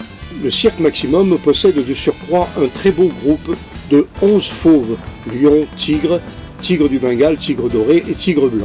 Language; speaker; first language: French; native; French